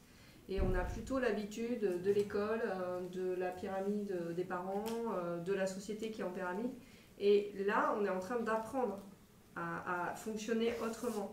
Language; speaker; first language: French; native; French